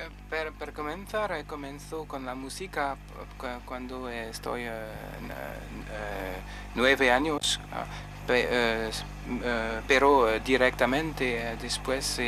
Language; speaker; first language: Spanish; non-native, learner; French